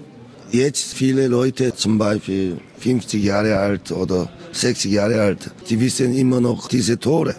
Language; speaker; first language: German; non-native, learner; Korean